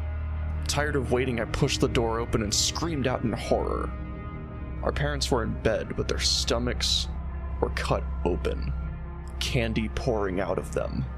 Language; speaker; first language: English; native; English